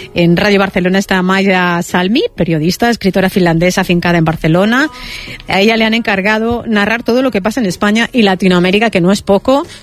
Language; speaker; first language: Spanish; native; Spanish